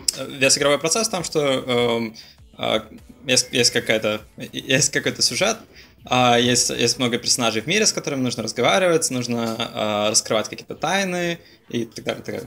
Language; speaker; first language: Russian; native; Russian